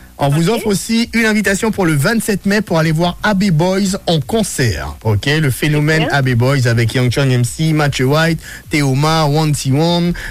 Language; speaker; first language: French; native; French